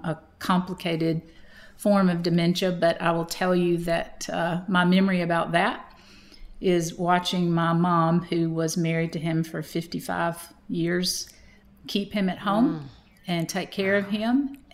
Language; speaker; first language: English; native; English